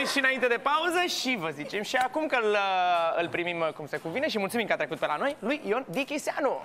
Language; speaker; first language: Romanian; native; Romanian